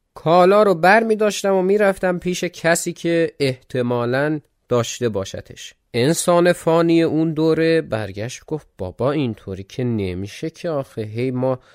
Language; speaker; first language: Persian; non-native, local second language; Azerbaijani